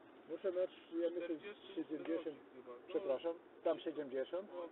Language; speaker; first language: Polish; non-native, learner; Slovenian